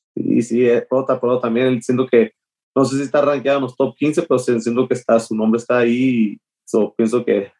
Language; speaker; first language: Spanish; native; Spanish